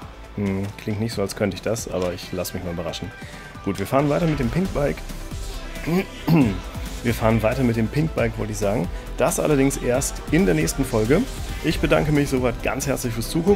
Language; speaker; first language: German; native; German